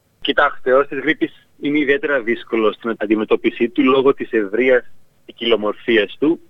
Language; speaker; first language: Greek; native; Greek